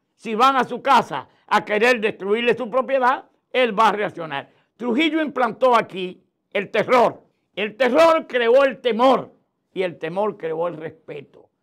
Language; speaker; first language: Spanish; native; Spanish